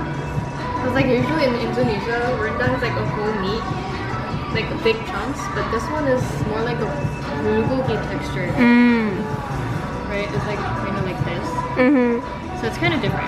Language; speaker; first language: English; non-native, fluent; Indonesian